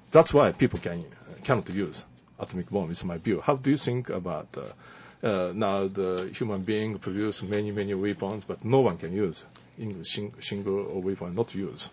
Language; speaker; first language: English; non-native, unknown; Japanese